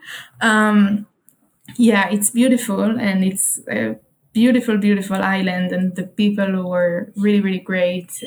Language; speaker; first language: English; non-native, fluent; Hebrew